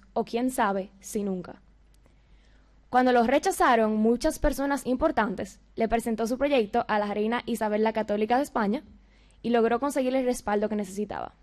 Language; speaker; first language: Spanish; early bilingual, heritage; Spanish